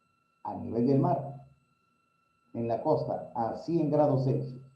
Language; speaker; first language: Spanish; native; Spanish